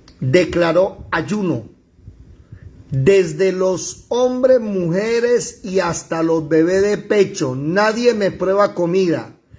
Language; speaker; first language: Spanish; native; Spanish